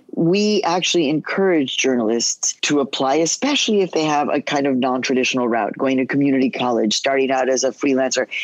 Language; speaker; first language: English; early bilingual, other home language; Spanish